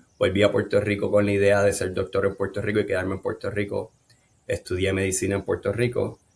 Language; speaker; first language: Spanish; native; Spanish